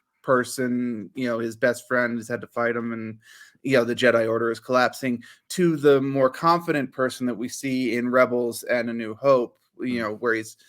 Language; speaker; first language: English; native; English